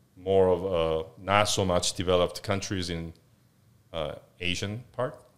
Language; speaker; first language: English; non-native, fluent; Korean